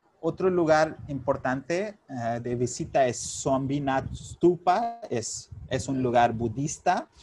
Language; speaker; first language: Spanish; non-native, fluent; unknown